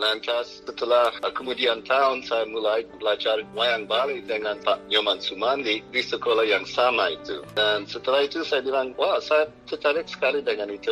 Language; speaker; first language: Indonesian; non-native, fluent; English